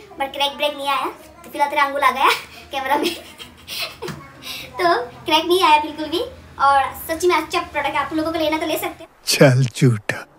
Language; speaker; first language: Hindi; non-native, local second language; Bangla